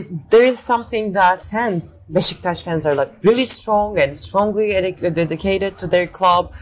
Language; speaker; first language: English; non-native, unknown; Turkish